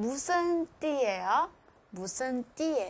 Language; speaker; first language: Korean; non-native, fluent; Chinese